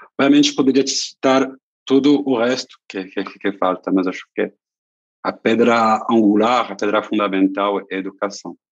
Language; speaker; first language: Portuguese; non-native, fluent; French